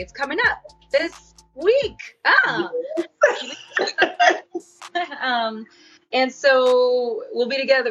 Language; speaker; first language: English; non-native, fluent; French